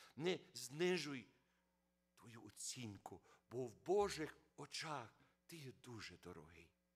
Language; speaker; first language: Ukrainian; early bilingual, heritage; Ukrainian